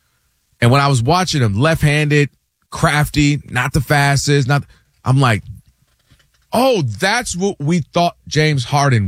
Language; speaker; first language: English; native; English